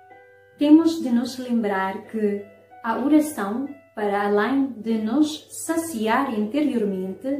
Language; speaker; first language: Portuguese; non-native, fluent; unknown